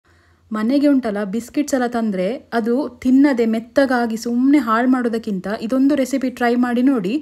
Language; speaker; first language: Kannada; native; Kannada